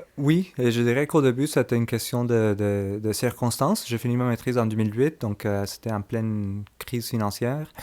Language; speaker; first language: French; early bilingual, other home language; Spanish